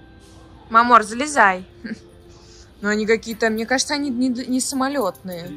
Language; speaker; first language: Russian; native; Russian